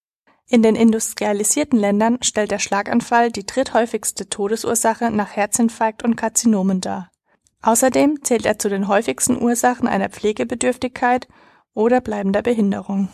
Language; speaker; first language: German; native; German